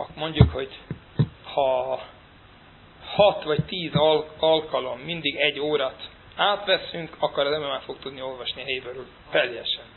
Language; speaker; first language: Hungarian; non-native, fluent; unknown